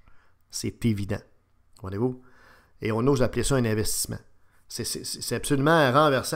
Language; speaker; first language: French; native; French